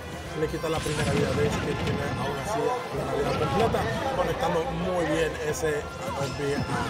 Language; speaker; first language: Spanish; native; Spanish